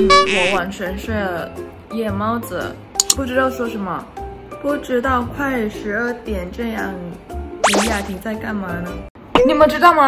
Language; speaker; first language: Chinese; non-native, fluent; Thai